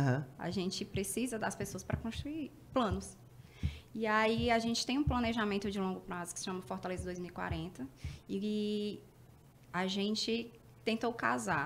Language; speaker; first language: Portuguese; native; Portuguese